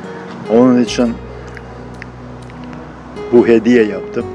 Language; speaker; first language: Turkish; non-native, local second language; Bosnian